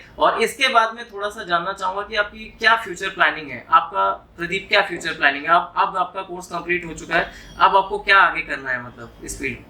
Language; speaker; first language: Hindi; native; Hindi